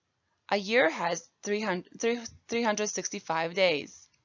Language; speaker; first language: English; non-native, fluent; Bosnian